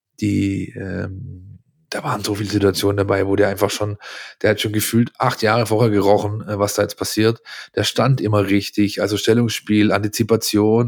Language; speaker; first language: German; native; German